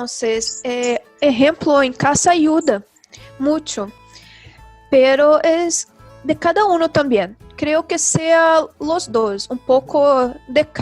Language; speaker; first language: Spanish; non-native, learner; Portuguese